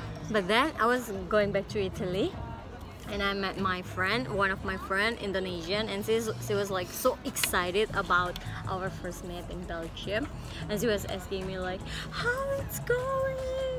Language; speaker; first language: English; non-native, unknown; Indonesian